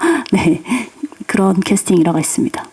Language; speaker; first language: Korean; native; Korean